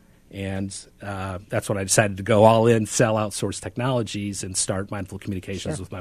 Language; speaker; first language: English; native; English